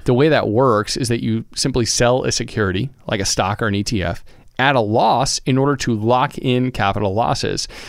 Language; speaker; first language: English; native; English